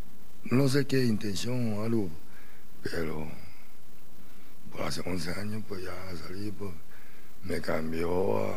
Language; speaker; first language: Spanish; non-native, learner; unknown